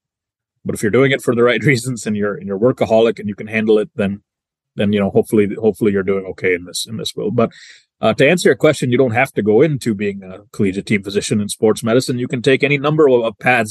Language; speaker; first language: English; native; English